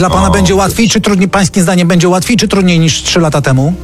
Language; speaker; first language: Polish; native; Polish